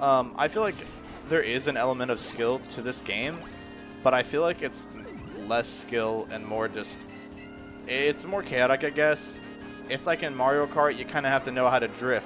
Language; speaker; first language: English; native; English